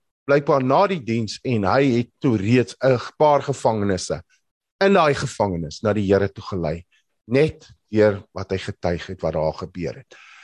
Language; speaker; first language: Afrikaans; native; Afrikaans